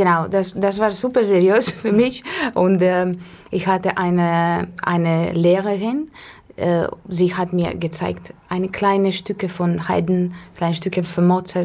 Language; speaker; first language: German; non-native, learner; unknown